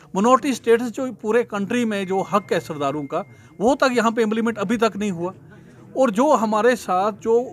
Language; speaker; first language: Hindi; non-native, local second language; Punjabi